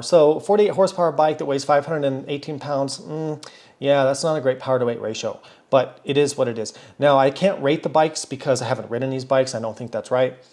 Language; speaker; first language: English; native; English